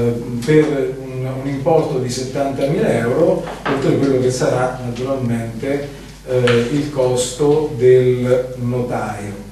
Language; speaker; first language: Italian; native; Italian